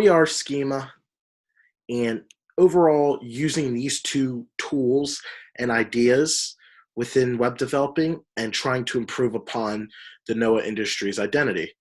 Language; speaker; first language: English; native; English